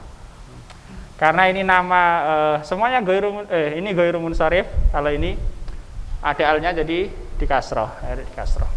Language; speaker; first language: Indonesian; native; Indonesian